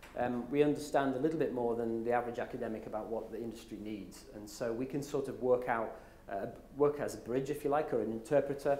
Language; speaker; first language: English; native; English